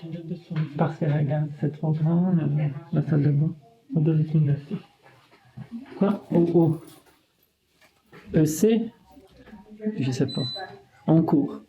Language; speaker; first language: French; non-native, fluent; Portuguese